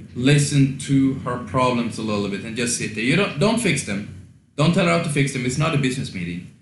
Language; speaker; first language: English; non-native, fluent; Swedish